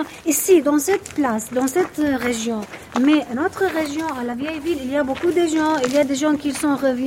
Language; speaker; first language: French; non-native, learner; Arabic